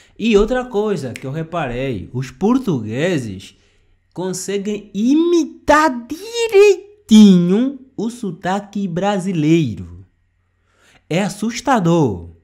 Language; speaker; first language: Portuguese; native; Portuguese